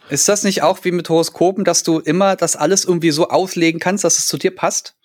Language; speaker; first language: German; native; German